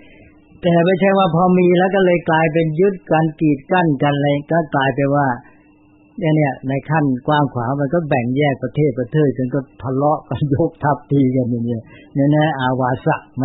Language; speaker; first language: Thai; native; Thai